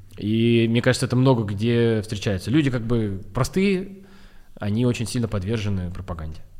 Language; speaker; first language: Russian; native; Russian